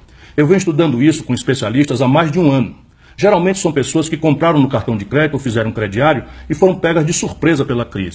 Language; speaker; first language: Portuguese; native; Portuguese